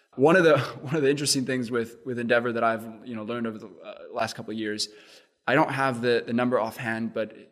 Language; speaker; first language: English; native; English